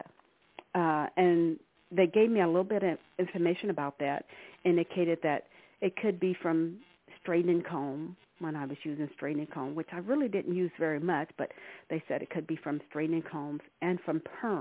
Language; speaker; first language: English; native; English